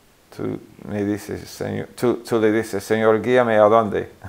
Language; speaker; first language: Spanish; non-native, fluent; English